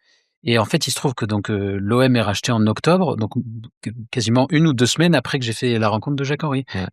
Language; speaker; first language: French; native; French